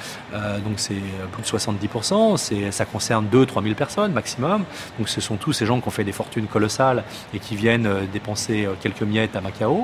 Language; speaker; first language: French; native; French